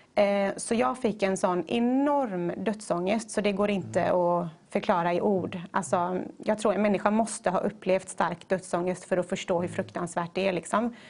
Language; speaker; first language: Swedish; native; Swedish